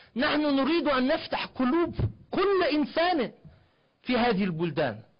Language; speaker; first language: Arabic; non-native, fluent; German